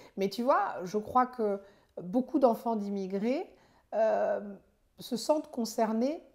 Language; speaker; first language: French; native; French